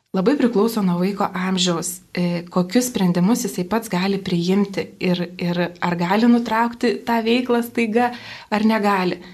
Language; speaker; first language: Lithuanian; native; Lithuanian